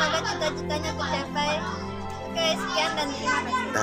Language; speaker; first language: Indonesian; non-native, local second language; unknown